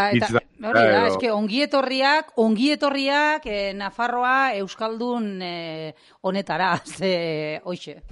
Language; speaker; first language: Basque; native; Basque